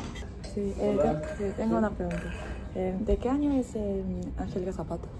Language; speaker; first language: Spanish; non-native, learner; Korean